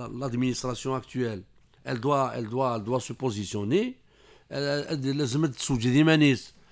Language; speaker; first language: French; non-native, local second language; Kabyle